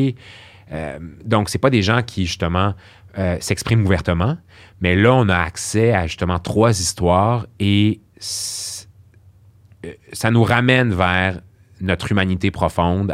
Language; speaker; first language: French; early bilingual, other home language; Arabic